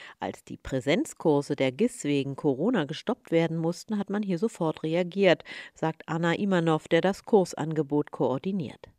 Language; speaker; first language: German; native; German